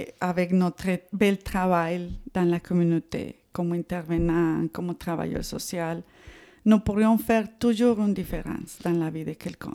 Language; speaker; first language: French; non-native, fluent; Spanish